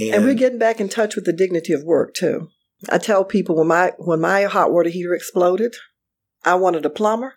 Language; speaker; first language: English; native; English